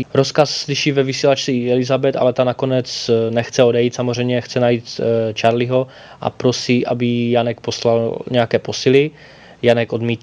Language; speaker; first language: Czech; native; Czech